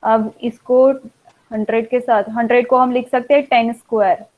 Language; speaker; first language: Hindi; non-native, local second language; Gujarati